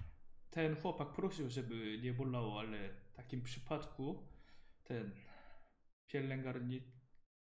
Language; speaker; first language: Polish; non-native, learner; Korean